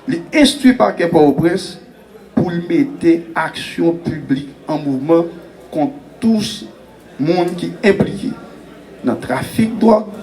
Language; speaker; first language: French; non-native, local second language; Haitian Creole